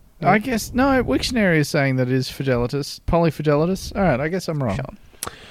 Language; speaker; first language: English; native; English